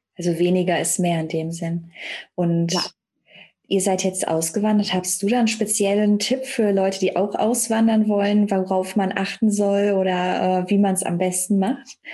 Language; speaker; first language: German; native; German